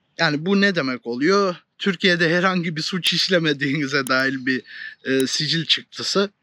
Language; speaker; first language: Turkish; native; Turkish